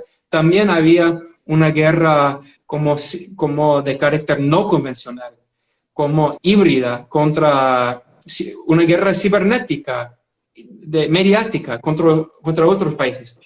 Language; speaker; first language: Spanish; non-native, fluent; English